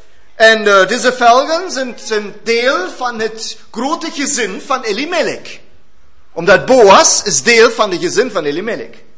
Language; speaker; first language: Dutch; non-native, learner; German